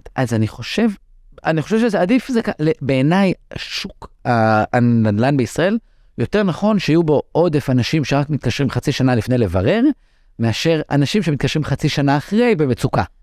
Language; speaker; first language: Hebrew; non-native, local second language; English